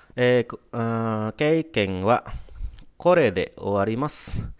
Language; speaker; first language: Japanese; non-native, fluent; Indonesian